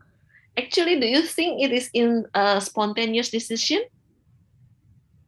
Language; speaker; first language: English; non-native, fluent; Indonesian